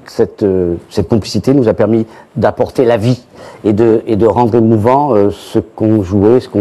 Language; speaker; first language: French; native; French